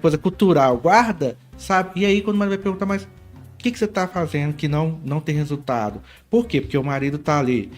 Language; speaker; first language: Portuguese; native; Portuguese